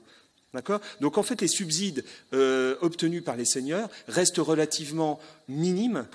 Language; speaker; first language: French; native; French